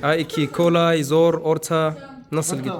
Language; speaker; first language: Turkish; non-native, learner; Arabic